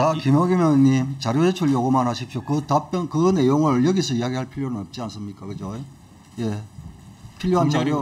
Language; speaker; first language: Korean; native; Korean